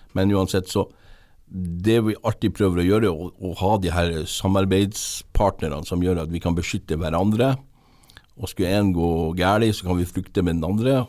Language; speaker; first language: Norwegian; native; Norwegian